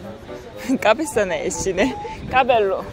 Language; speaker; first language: Portuguese; non-native, learner; Korean